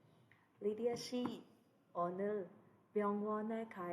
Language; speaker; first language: Korean; non-native, fluent; Cebuano